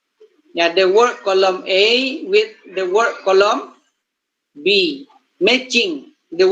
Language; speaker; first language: English; non-native, learner; Indonesian